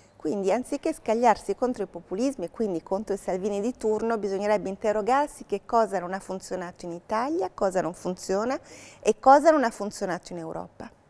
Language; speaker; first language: Italian; native; Italian